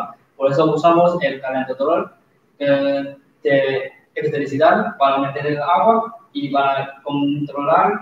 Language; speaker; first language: Spanish; non-native, learner; Chinese